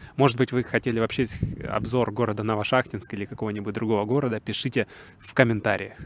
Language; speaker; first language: Russian; native; Russian